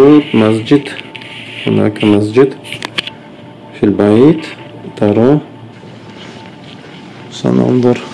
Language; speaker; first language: Arabic; non-native, fluent; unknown